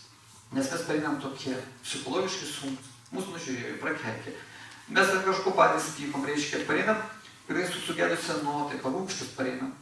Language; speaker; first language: Lithuanian; native; Lithuanian